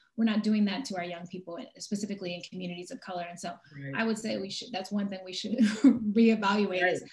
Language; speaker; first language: English; native; English